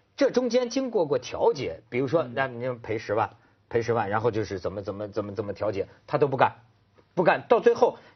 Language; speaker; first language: Chinese; native; Chinese